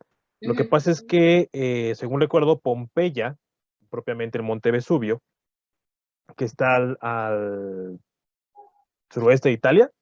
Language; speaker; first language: Spanish; native; Spanish